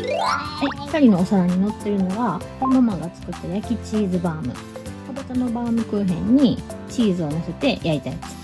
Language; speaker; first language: Japanese; native; Japanese